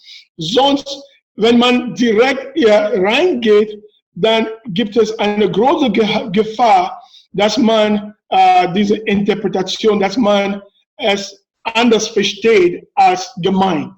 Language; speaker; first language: German; non-native, fluent; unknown